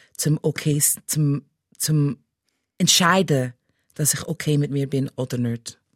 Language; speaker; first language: German; non-native, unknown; English